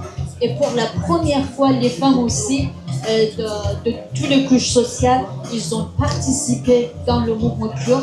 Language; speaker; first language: French; non-native, fluent; Kurdish